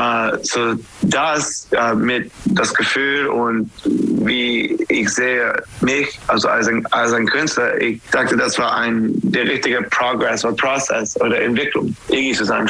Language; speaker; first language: German; non-native, fluent; English